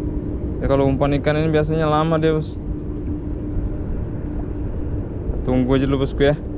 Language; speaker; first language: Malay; non-native, local second language; Javanese